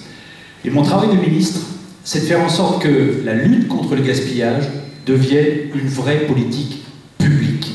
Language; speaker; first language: French; native; French